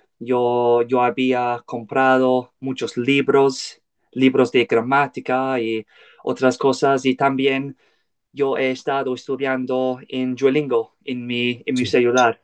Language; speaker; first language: Spanish; non-native, learner; English